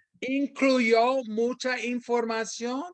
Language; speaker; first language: Spanish; non-native, fluent; English